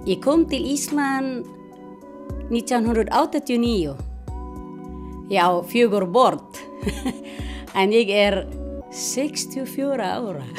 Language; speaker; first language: Icelandic; non-native, learner; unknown